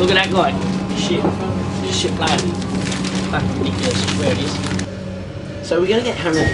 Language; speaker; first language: English; native; English